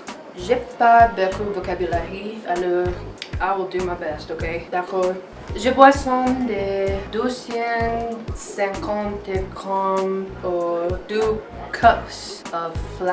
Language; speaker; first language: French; non-native, learner; English